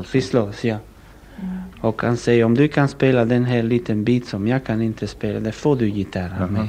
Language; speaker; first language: Swedish; non-native, fluent; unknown